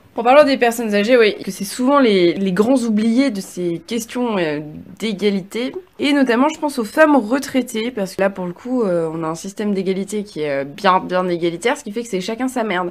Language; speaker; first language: French; native; French